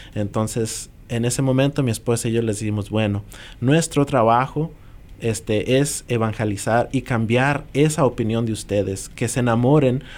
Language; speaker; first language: Spanish; native; Spanish